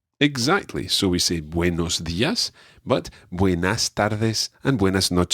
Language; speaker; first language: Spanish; non-native, fluent; English